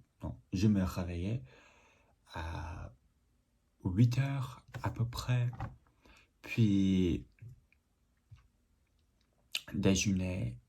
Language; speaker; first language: French; non-native, learner; English